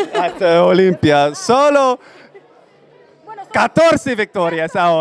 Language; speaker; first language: Spanish; non-native, fluent; English